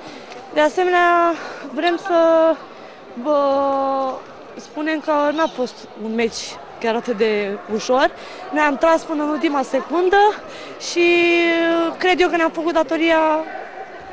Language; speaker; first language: Romanian; native; Romanian